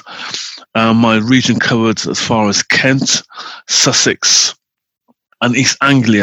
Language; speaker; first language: English; native; English